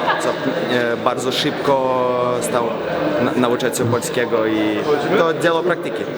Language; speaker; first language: Polish; non-native, learner; Belarusian